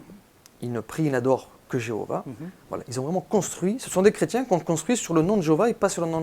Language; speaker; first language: French; native; French